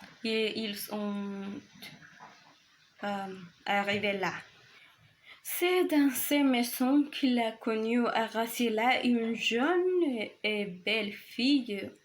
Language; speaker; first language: French; non-native, learner; Spanish